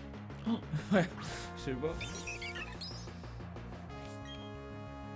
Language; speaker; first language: French; native; French